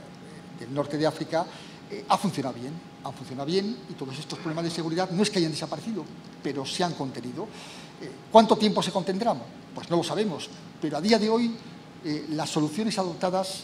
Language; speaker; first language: Spanish; native; Spanish